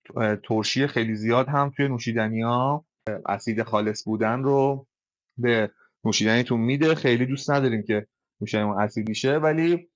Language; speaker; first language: Persian; native; Persian